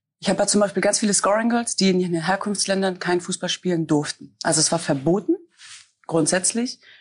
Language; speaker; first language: German; native; German